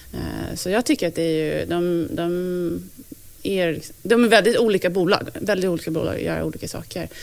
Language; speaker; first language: Swedish; non-native, fluent; English